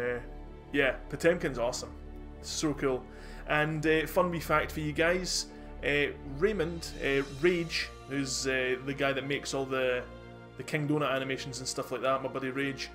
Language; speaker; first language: English; native; English